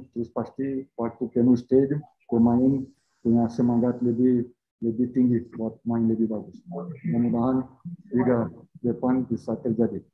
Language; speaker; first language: Indonesian; non-native, fluent; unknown